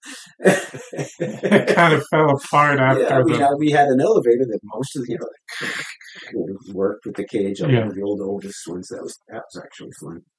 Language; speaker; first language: English; native; English